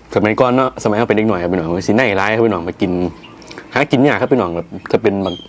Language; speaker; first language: Thai; non-native, local second language; Northeastern Thai